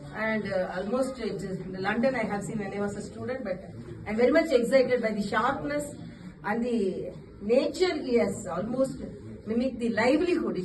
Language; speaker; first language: English; non-native, local second language; Tamil